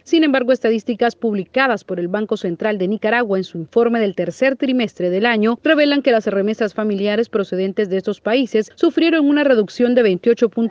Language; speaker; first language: Spanish; native; Spanish